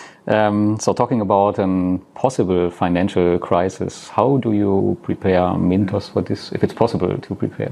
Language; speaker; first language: English; non-native, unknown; German